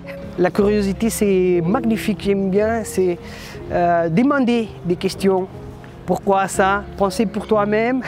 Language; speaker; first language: French; non-native, fluent; Portuguese